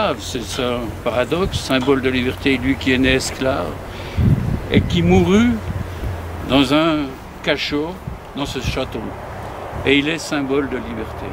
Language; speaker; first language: French; native; French